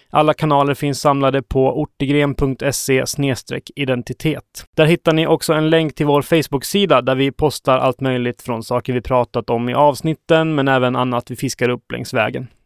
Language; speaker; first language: Swedish; native; Swedish